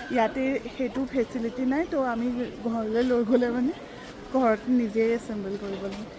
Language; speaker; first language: Assamese; native; Assamese